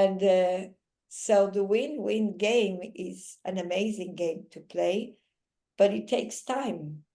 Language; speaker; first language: English; non-native, fluent; Portuguese